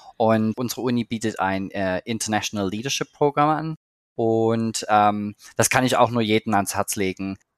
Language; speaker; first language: German; native; German